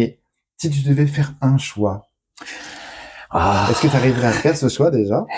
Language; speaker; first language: French; native; French